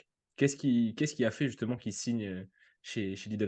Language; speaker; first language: French; native; French